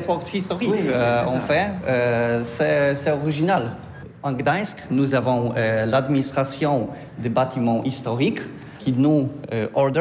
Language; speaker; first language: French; non-native, learner; Polish